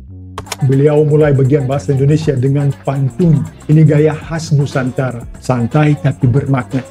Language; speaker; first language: Indonesian; non-native, fluent; Russian